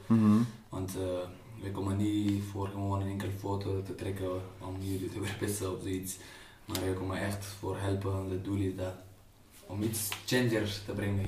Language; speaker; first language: Dutch; non-native, learner; Pashto